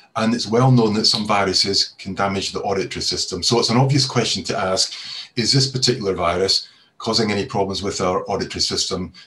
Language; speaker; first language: English; native; English